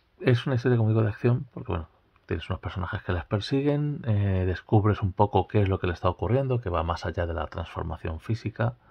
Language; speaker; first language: Spanish; native; Spanish